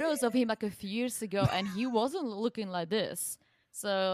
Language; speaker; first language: English; non-native, fluent; Czech